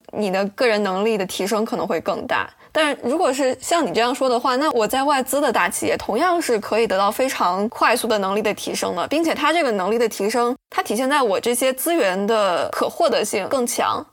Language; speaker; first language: Chinese; native; Chinese